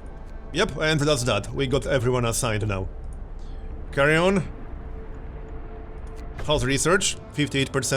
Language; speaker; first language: English; native; English